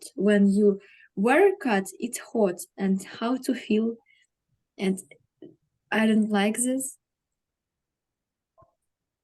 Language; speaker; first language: English; non-native, learner; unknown